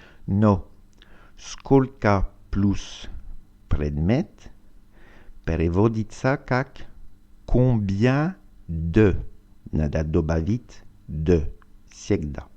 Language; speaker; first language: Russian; non-native, learner; French